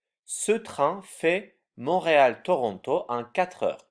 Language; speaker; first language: French; non-native, fluent; Turkish